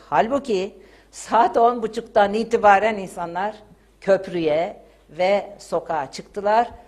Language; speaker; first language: Turkish; native; Turkish